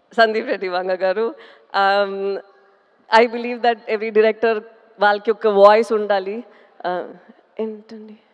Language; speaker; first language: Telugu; non-native, fluent; Tamil